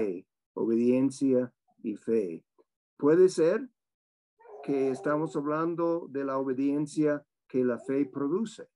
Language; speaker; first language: Spanish; non-native, fluent; English